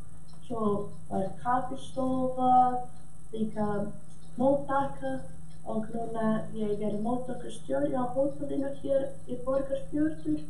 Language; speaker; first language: Icelandic; non-native, learner; Portuguese